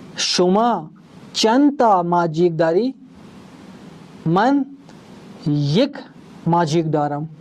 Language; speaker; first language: Persian; non-native, fluent; Urdu